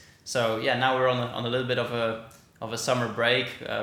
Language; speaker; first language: English; non-native, fluent; Dutch